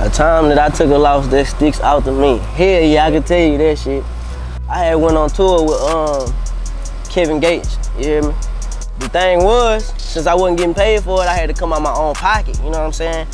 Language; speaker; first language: English; native; English